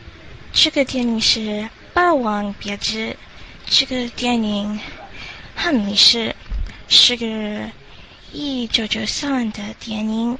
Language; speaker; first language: Chinese; non-native, learner; English